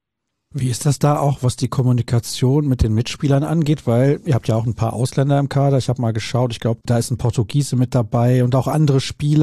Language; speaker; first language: German; native; German